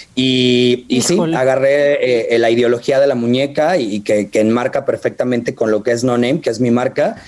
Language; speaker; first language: Spanish; native; Spanish